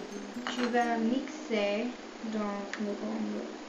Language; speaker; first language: French; non-native, learner; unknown